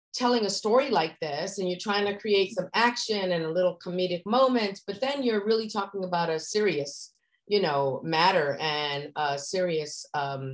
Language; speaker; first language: English; native; English